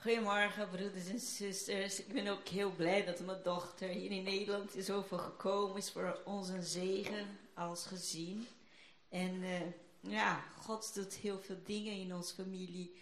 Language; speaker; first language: Dutch; non-native, fluent; Portuguese